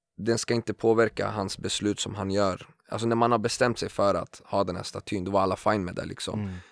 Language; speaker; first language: Swedish; early bilingual, other home language; Kurdish